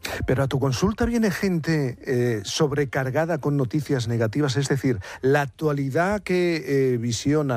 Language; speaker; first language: Spanish; native; Spanish